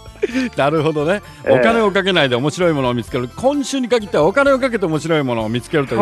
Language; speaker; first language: Japanese; native; Japanese